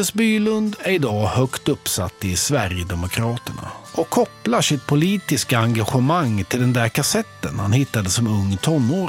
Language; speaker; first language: Swedish; native; Swedish